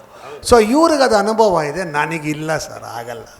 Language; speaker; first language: Kannada; native; Kannada